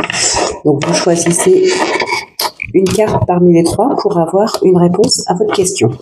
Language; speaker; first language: French; native; French